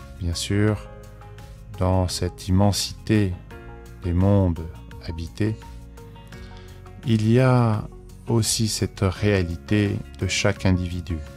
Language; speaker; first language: French; native; French